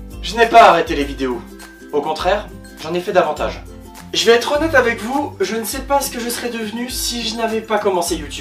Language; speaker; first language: French; native; French